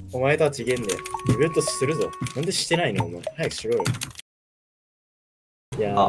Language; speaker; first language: Japanese; native; Japanese